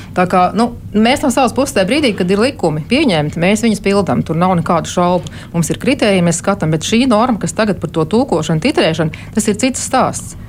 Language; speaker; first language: Latvian; native; Latvian